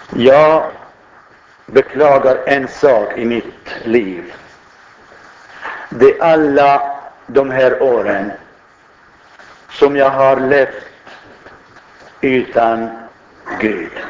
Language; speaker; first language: Swedish; non-native, fluent; Arabic